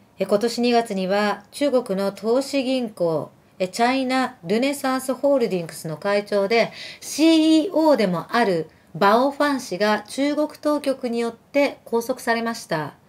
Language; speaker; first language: Japanese; early bilingual, other home language; Arabic